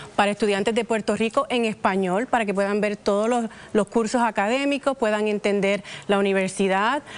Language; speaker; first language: Spanish; native; Spanish